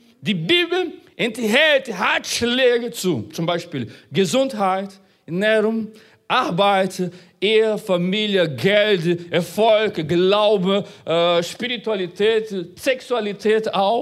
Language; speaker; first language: German; non-native, fluent; Portuguese